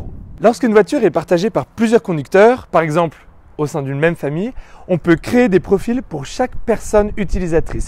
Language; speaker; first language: French; native; French